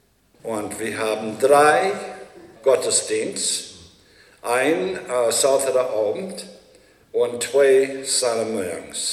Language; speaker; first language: German; early bilingual, heritage; Low German